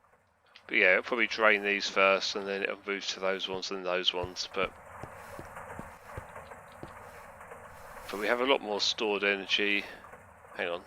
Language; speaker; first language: English; native; English